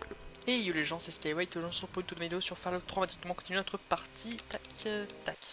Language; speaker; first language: French; native; French